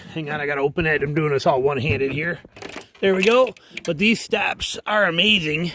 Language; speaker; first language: English; native; English